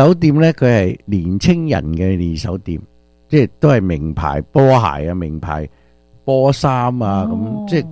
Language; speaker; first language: Chinese; early bilingual, other home language; Cantonese